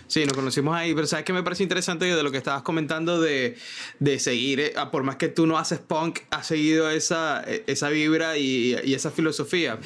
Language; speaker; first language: Spanish; native; Spanish